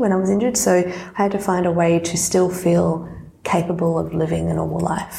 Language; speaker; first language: English; non-native, local second language; Serbian